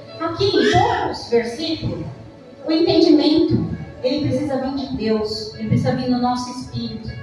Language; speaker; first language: Portuguese; native; Portuguese